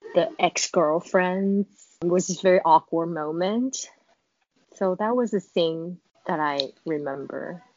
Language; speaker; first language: English; non-native, fluent; Chinese